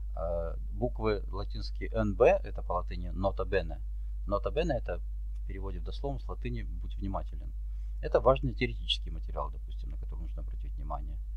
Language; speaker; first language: Russian; native; Russian